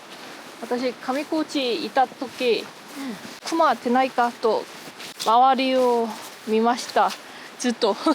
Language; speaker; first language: Japanese; non-native, learner; Korean